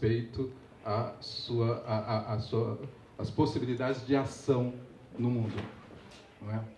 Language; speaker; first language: Portuguese; native; Portuguese